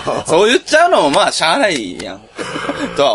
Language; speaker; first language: Japanese; native; Japanese